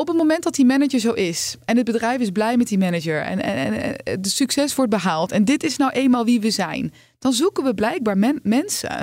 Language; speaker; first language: Dutch; native; Dutch